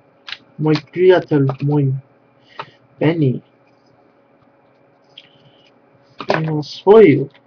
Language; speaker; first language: Russian; non-native, learner; English